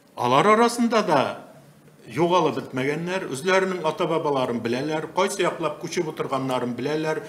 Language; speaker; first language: Tatar; native; Tatar